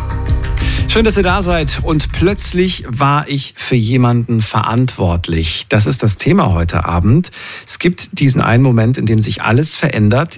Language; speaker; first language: German; native; German